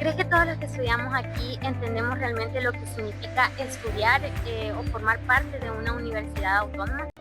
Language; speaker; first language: Spanish; native; Spanish